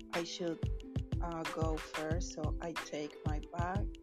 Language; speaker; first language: English; non-native, learner; Spanish